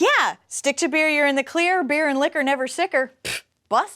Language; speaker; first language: English; native; English